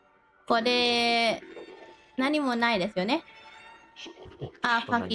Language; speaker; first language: Japanese; non-native, learner; Thai